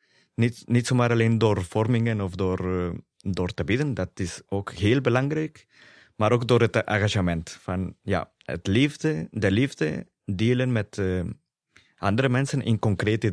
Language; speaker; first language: Dutch; non-native, fluent; Spanish